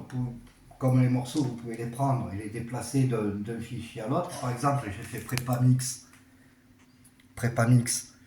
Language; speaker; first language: French; native; French